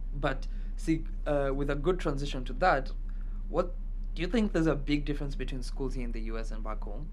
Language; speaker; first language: English; non-native, local second language; Kikuyu